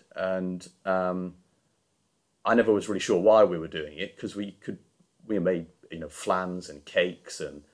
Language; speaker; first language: English; native; English